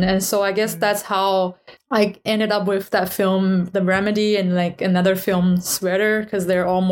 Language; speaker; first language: English; non-native, fluent; Chinese